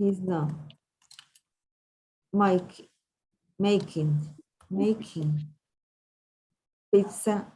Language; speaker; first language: English; non-native, learner; Spanish